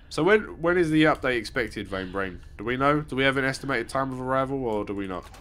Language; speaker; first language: English; native; English